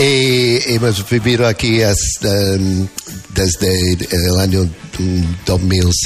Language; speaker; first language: Spanish; non-native, learner; English